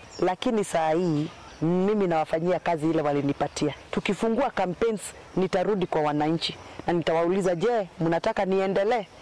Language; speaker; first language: Swahili; non-native, local second language; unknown